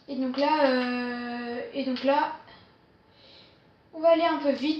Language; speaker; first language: French; native; French